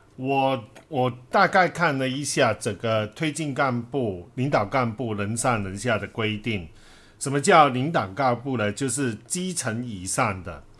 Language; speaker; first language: Chinese; non-native, local second language; Cantonese